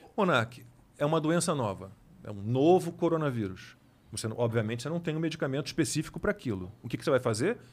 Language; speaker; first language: Portuguese; native; Portuguese